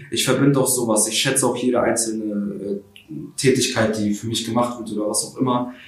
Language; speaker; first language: German; early bilingual, other home language; Russian